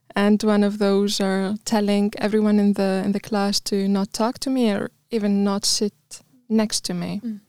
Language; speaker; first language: English; non-native, fluent; Arabic